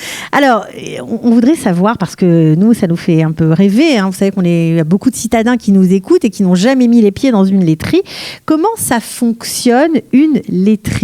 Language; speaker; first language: French; native; French